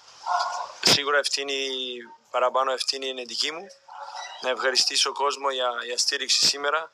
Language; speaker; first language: Greek; non-native, fluent; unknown